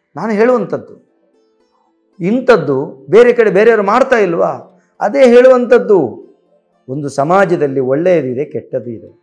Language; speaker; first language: Kannada; non-native, local second language; Tulu